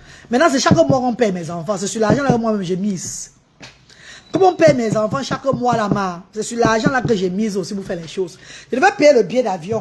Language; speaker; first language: French; non-native, local second language; Lingala